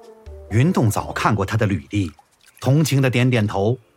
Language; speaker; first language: Chinese; native; Chinese